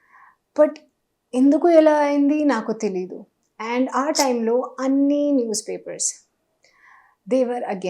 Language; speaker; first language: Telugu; non-native, learner; Hindi